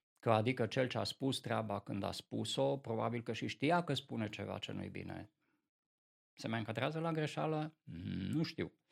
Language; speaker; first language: Romanian; non-native, local second language; Hungarian